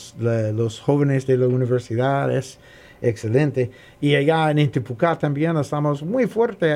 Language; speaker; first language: Spanish; non-native, learner; English